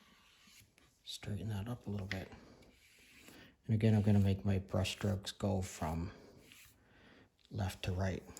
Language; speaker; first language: English; native; English